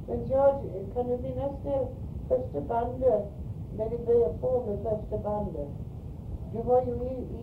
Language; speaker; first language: Swedish; early bilingual, heritage; Swedish